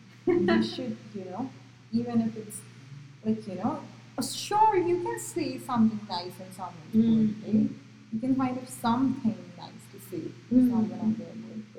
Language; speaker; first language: English; non-native, local second language; Marathi